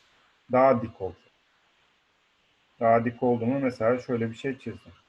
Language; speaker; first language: Turkish; native; Turkish